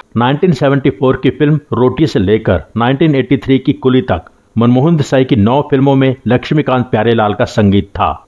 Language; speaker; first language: Hindi; native; Hindi